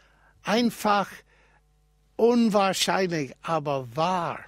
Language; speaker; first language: German; non-native, fluent; English